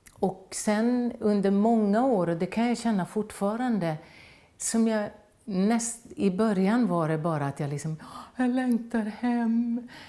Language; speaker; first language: Swedish; native; Swedish